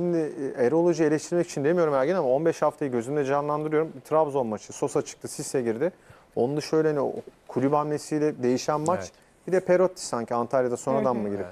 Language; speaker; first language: Turkish; native; Turkish